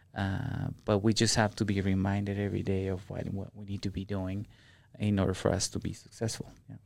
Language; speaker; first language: English; non-native, fluent; Spanish